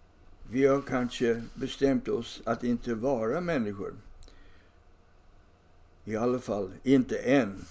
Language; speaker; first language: Swedish; non-native, fluent; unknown